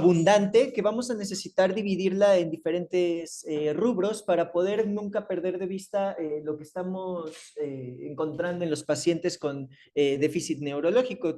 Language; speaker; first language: Spanish; native; Spanish